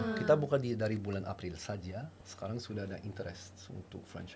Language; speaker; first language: Indonesian; non-native, learner; French